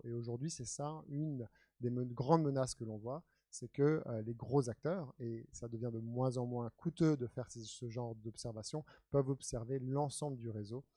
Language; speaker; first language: French; native; French